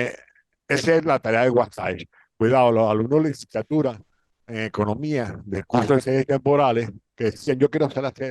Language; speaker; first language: Spanish; native; Spanish